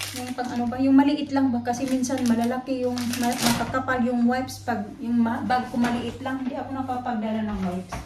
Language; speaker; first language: Filipino; non-native, local second language; Cebuano